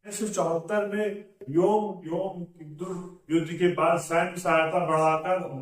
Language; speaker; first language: Hindi; native; Hindi